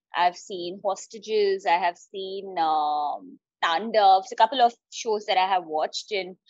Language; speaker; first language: English; non-native, local second language; Hindi